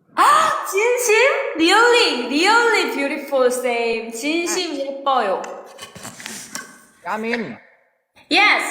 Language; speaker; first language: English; non-native, learner; Korean